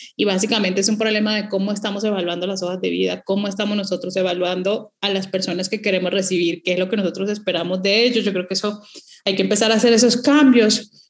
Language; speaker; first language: Spanish; native; Spanish